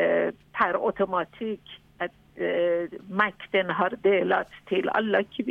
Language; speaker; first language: Swedish; non-native, fluent; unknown